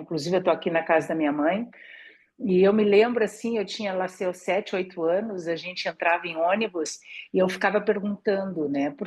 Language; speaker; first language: Portuguese; native; Portuguese